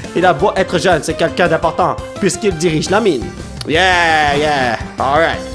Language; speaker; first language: French; native; French